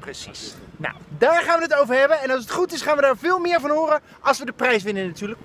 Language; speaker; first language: Dutch; native; Dutch